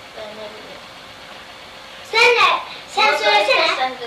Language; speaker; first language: Turkish; early bilingual, heritage; Turkish